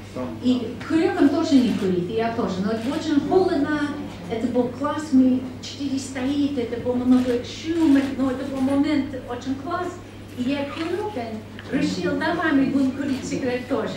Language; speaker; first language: Russian; non-native, learner; English